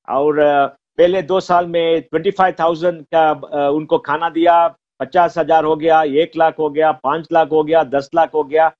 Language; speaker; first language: Hindi; non-native, local second language; Konkani